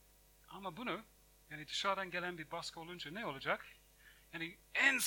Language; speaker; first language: Turkish; non-native, fluent; English